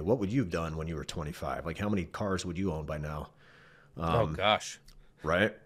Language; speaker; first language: English; native; English